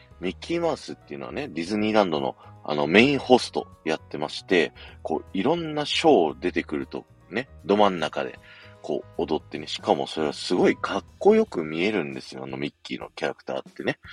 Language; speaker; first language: Japanese; native; Japanese